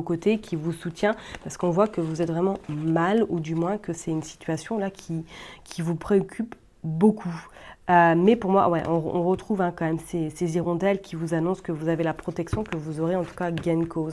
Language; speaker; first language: French; native; French